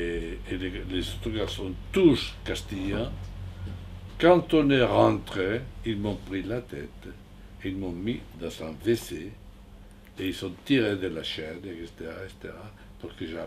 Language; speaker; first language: French; non-native, fluent; Spanish